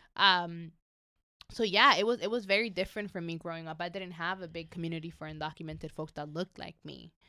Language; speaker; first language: English; early bilingual, other home language; Spanish